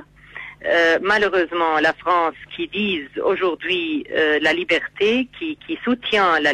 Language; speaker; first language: French; non-native, fluent; Arabic